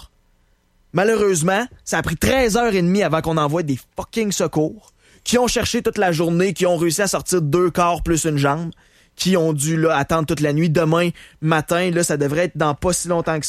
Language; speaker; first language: French; native; French